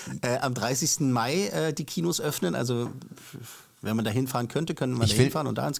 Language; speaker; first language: German; native; German